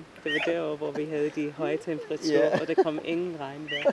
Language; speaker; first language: Danish; non-native, fluent; English